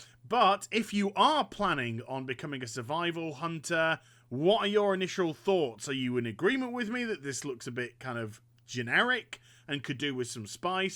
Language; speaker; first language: English; native; English